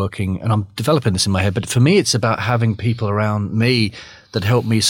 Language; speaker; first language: English; native; English